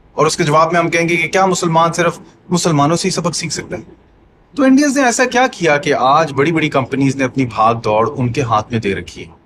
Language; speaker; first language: Urdu; native; Urdu